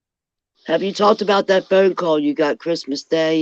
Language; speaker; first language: English; native; English